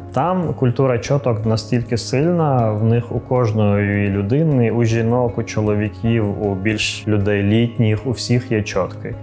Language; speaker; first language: Ukrainian; non-native, local second language; Crimean Tatar